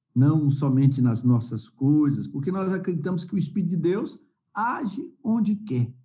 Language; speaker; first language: Portuguese; native; Portuguese